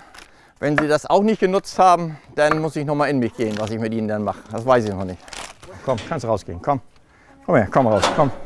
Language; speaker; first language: German; native; German